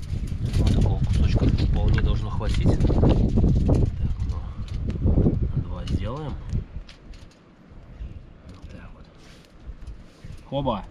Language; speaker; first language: Russian; native; Russian